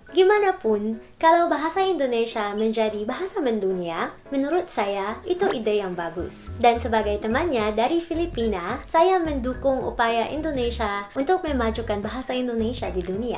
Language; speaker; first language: Indonesian; non-native, learner; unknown